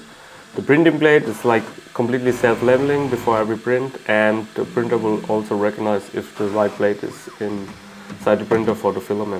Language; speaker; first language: English; non-native, fluent; German